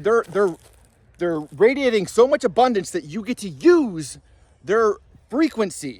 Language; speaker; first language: English; native; English